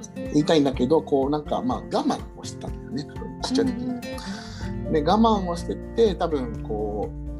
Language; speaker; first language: Japanese; early bilingual, heritage; English